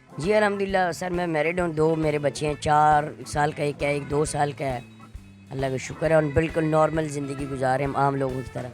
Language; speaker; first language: Urdu; non-native, local second language; Pashto